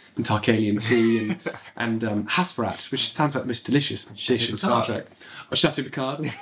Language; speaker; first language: English; native; English